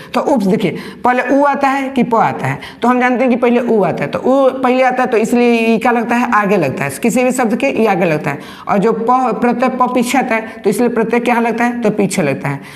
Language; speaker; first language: Hindi; native; Hindi